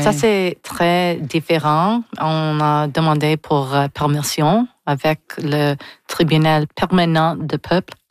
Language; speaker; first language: French; non-native, learner; English